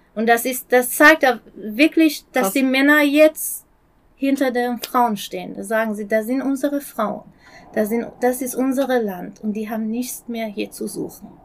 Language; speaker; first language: German; non-native, fluent; Persian